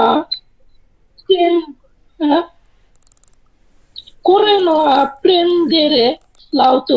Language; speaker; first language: Italian; non-native, learner; Bangla